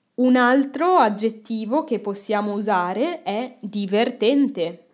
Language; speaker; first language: Italian; native; Italian